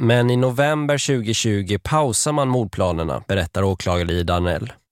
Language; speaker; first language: Swedish; native; Swedish